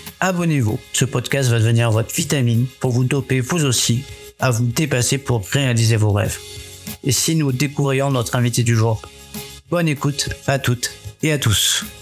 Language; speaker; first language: French; native; French